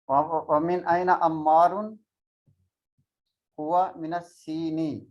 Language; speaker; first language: Arabic; non-native, learner; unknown